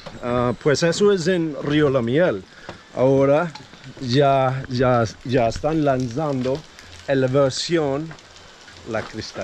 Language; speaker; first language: Spanish; non-native, fluent; English